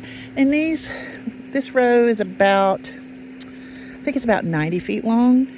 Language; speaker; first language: English; native; English